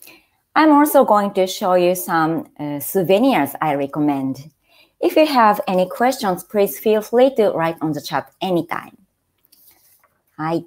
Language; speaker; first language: English; non-native, fluent; Japanese